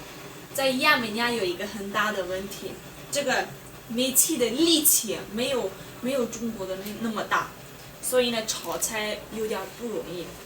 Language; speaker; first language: Chinese; non-native, fluent; Armenian